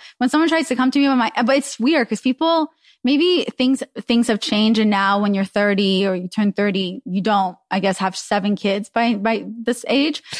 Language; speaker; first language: English; early bilingual, other home language; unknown